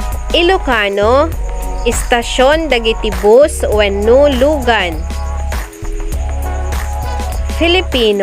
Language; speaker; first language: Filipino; non-native, local second language; Iloko